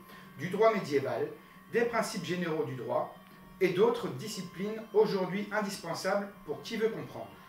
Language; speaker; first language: French; native; French